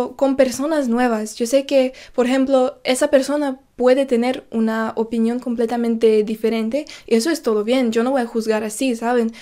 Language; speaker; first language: Spanish; non-native, fluent; English